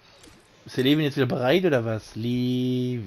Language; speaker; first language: German; native; German